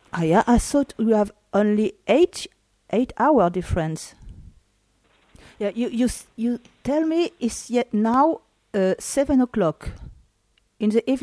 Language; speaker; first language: English; non-native, learner; French